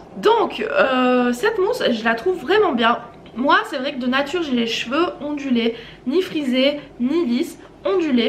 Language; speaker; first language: French; native; French